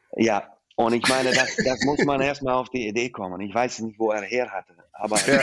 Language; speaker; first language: German; non-native, fluent; English